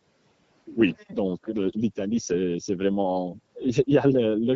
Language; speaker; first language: French; non-native, local second language; Dutch